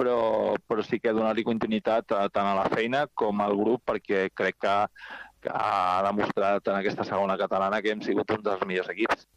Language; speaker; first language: Catalan; native; Catalan